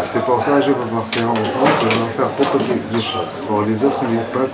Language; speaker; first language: French; non-native, learner; Arabic